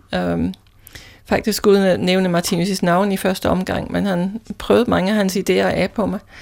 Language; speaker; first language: Danish; non-native, fluent; English